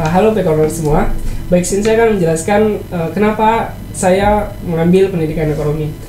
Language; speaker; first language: Indonesian; native; Indonesian